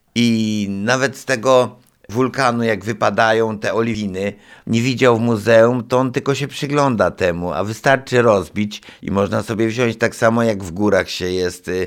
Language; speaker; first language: Polish; native; Polish